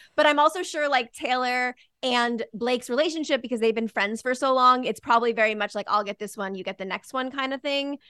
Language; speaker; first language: English; early bilingual, other home language; Italian